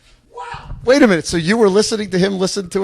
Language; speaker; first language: English; native; English